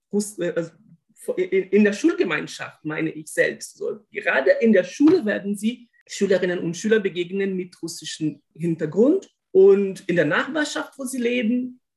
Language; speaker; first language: German; non-native, fluent; Portuguese